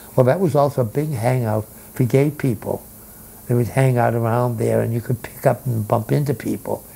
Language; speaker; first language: English; native; English